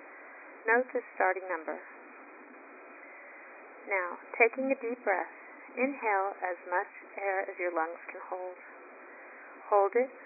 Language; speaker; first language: English; native; English